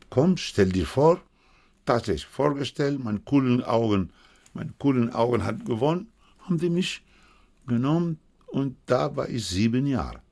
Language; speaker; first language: German; non-native, fluent; Spanish